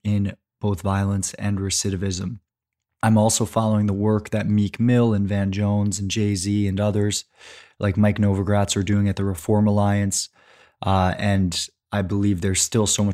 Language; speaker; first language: English; native; English